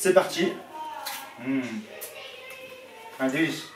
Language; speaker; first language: French; native; French